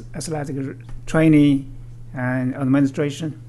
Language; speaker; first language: English; non-native, fluent; Chinese